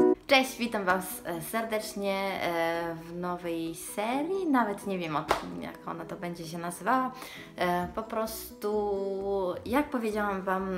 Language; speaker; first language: Polish; early bilingual, heritage; Polish